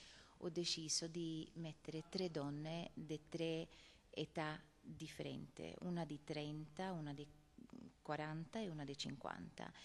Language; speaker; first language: Italian; non-native, fluent; Swedish